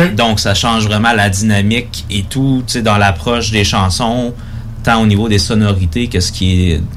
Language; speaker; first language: French; native; French